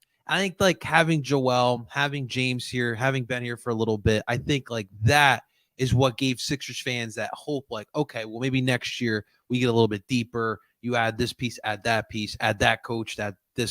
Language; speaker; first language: English; native; English